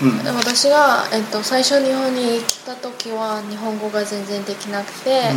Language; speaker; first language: Japanese; non-native, learner; Chinese